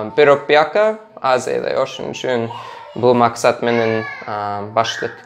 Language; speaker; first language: Kyrgyz; non-native, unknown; English